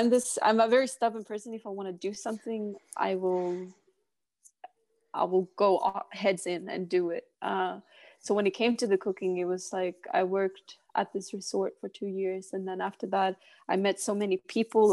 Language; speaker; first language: English; non-native, fluent; Swedish